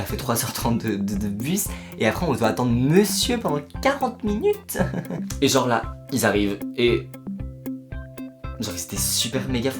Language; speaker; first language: French; native; French